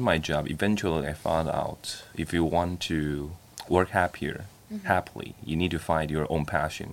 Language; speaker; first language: English; non-native, learner; Chinese